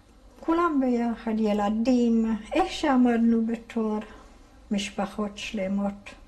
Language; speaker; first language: Hebrew; non-native, fluent; Hungarian